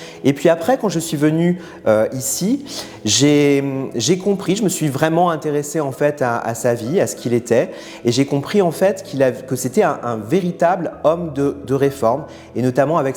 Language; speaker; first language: French; native; French